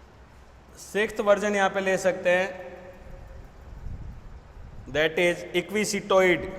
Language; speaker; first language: Hindi; native; Hindi